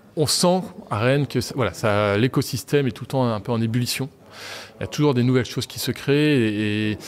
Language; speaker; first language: French; native; French